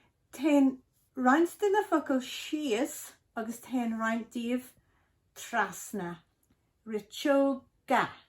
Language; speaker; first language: Irish; non-native, local second language; English